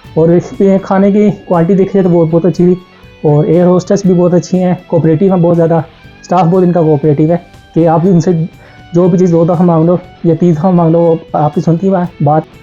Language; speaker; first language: Urdu; non-native, local second language; Punjabi